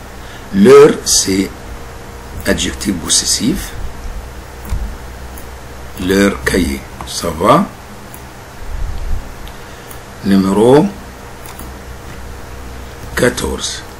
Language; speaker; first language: French; non-native, fluent; Arabic